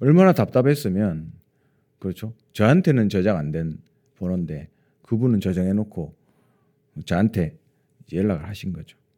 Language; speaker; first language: Korean; native; Korean